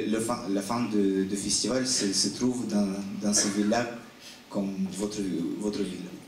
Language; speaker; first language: French; non-native, fluent; Russian